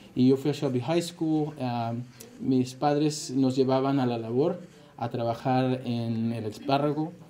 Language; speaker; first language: Spanish; early bilingual, heritage; Spanish